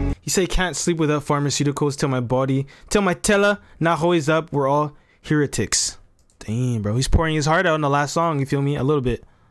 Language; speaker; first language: English; native; English